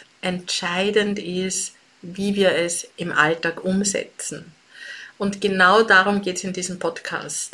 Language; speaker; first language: German; native; German